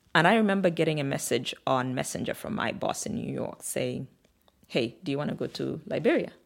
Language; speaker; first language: English; non-native, local second language; Bemba